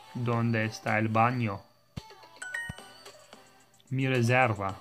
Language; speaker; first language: Spanish; non-native, learner; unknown